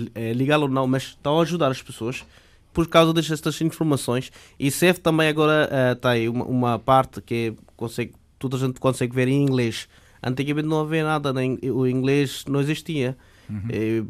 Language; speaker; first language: Portuguese; non-native, fluent; Bangla